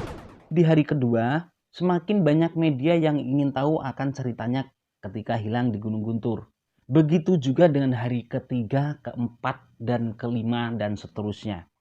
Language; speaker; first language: Indonesian; native; Indonesian